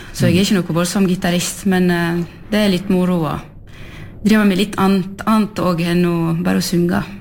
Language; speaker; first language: Norwegian; early bilingual, heritage; French